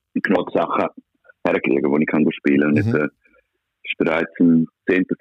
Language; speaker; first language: German; native; German